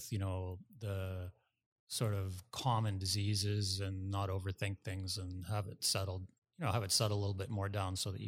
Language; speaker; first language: English; native; English